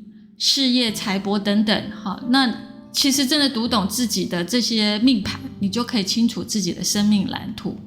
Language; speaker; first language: Chinese; native; Chinese